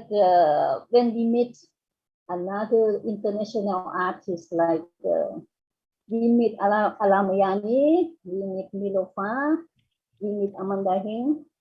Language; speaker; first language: English; non-native, fluent; Thai